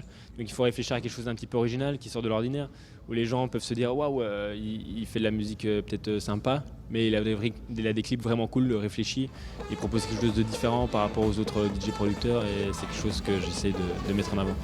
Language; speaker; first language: French; native; French